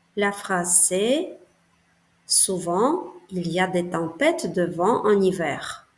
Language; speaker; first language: French; non-native, fluent; Ukrainian